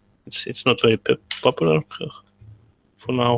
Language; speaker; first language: English; non-native, learner; Russian